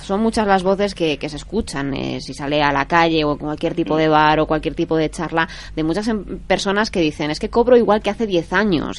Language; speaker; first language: Spanish; native; Spanish